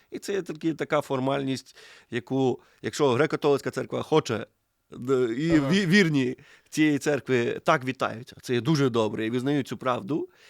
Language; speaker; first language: Ukrainian; native; Ukrainian